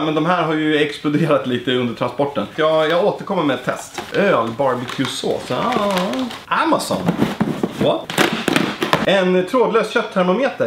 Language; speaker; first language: Swedish; native; Swedish